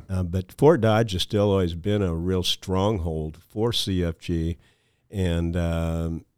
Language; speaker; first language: English; native; English